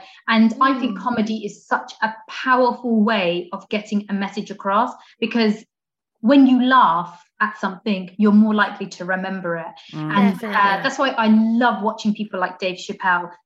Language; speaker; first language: English; native; English